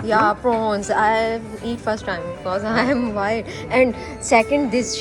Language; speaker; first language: English; non-native, learner; Urdu